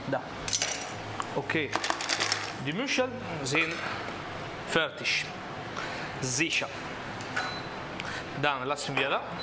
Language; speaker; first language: German; non-native, learner; Italian